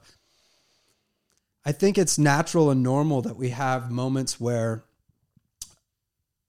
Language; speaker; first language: English; native; English